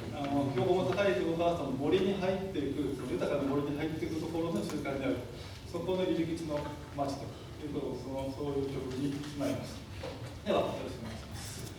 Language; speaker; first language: Japanese; native; Japanese